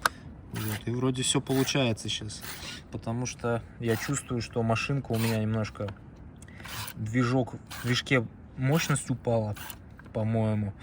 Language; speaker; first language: Russian; native; Russian